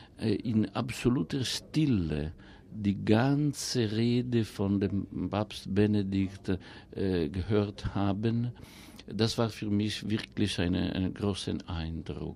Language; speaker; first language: German; non-native, fluent; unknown